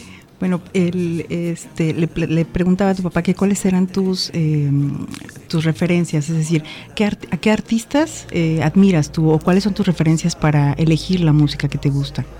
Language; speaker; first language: Spanish; native; Spanish